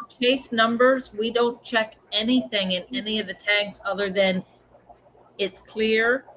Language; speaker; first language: English; native; English